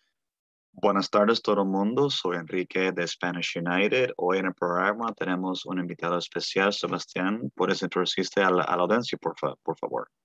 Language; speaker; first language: Spanish; early bilingual, heritage; Spanish